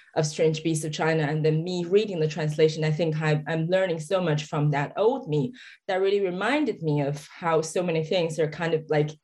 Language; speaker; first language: English; non-native, fluent; Chinese